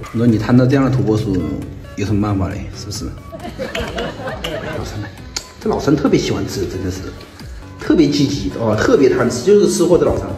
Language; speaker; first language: Chinese; native; Chinese